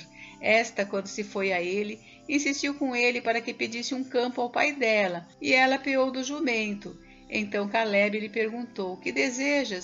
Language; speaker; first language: Portuguese; native; Portuguese